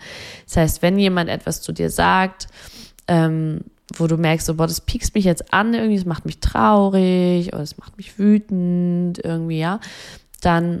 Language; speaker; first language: German; native; German